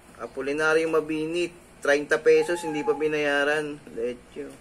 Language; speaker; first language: Filipino; native; Filipino